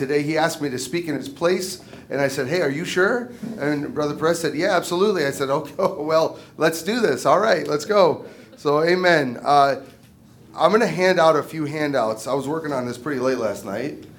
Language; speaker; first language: English; native; English